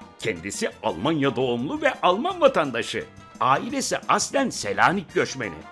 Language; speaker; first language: Turkish; native; Turkish